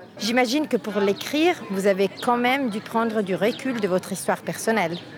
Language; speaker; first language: French; non-native, local second language; Italian